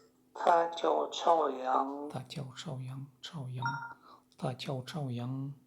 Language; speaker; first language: Chinese; non-native, learner; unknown